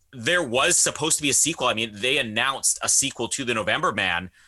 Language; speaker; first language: English; native; English